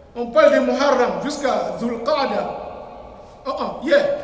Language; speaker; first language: French; non-native, local second language; Bambara